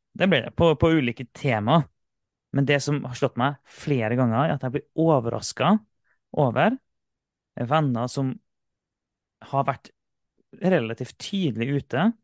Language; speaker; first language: Norwegian; native; Norwegian